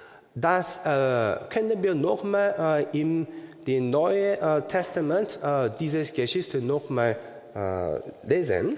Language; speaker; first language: German; non-native, learner; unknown